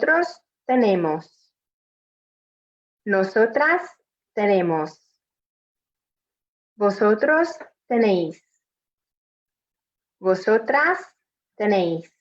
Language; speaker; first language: Spanish; non-native, fluent; English